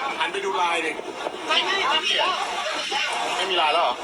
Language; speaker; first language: Thai; non-native, fluent; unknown